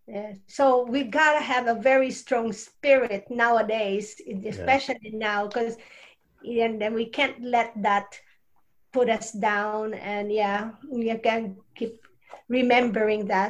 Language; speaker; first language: English; non-native, local second language; Bikol